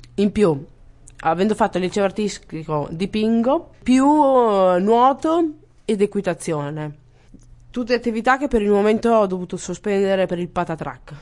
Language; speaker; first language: Italian; early bilingual, other home language; Portuguese